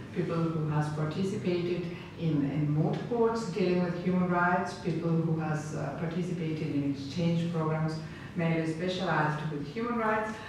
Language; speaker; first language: English; non-native, fluent; Spanish